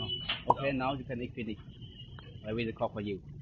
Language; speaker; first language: English; non-native, learner; Vietnamese